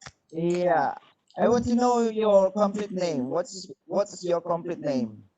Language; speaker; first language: English; non-native, fluent; Indonesian